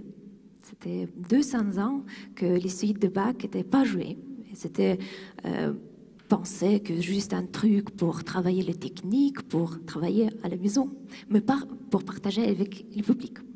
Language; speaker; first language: French; non-native, fluent; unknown